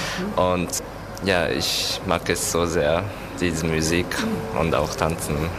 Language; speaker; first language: German; non-native, learner; Japanese